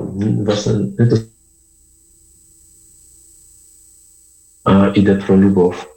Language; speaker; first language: Polish; non-native, learner; Ukrainian